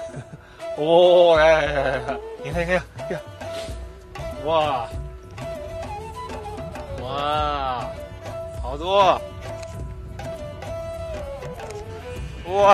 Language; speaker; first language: Chinese; non-native, fluent; Japanese